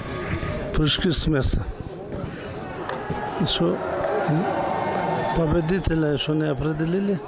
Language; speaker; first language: Russian; non-native, local second language; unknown